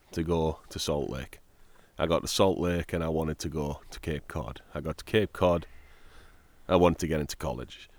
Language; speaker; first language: English; native; English